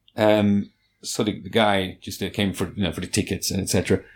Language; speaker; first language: English; non-native, fluent; Portuguese